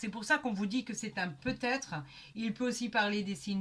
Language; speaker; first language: French; native; French